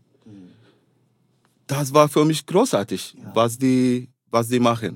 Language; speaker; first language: German; non-native, fluent; Arabic